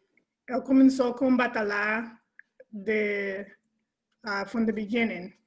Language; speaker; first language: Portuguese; non-native, learner; Spanish